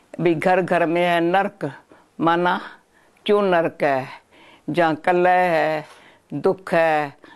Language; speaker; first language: Urdu; non-native, local second language; Sindhi